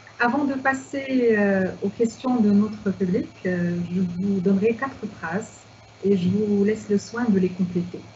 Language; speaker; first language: French; non-native, local second language; Arabic